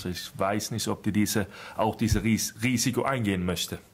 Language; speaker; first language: German; non-native, fluent; Swedish